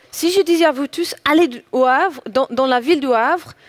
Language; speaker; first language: French; non-native, fluent; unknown